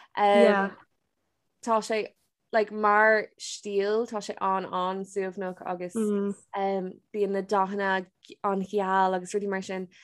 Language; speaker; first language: Irish; non-native, local second language; English